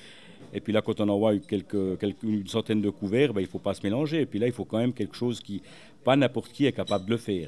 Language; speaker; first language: French; native; French